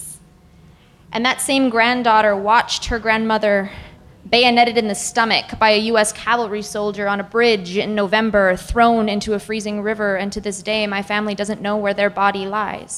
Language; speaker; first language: English; native; English